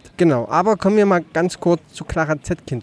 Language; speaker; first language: German; native; German